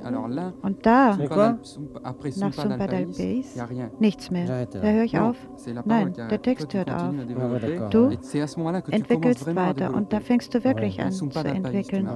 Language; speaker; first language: German; native; German